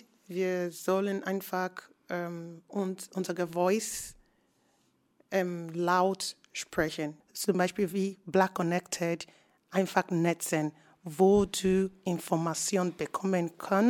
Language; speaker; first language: German; non-native, learner; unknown